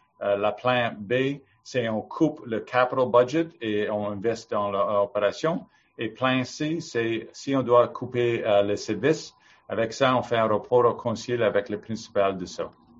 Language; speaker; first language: French; non-native, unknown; English